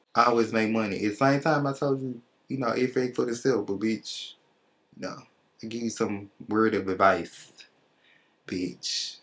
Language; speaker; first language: English; native; English